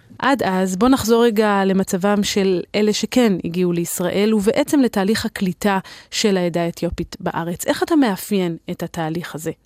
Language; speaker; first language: Hebrew; native; Hebrew